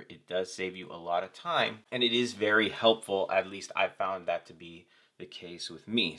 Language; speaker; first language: English; native; English